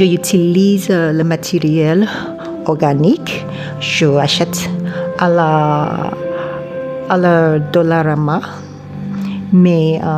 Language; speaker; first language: French; non-native, learner; English